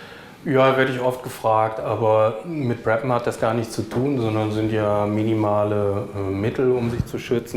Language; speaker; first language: German; native; German